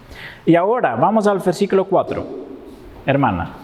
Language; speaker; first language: Spanish; non-native, fluent; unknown